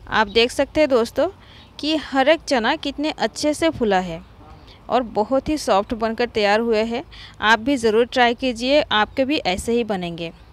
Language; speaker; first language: Hindi; non-native, local second language; Marathi